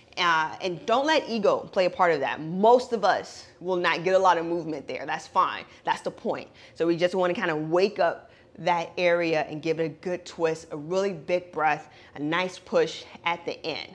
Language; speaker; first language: English; native; English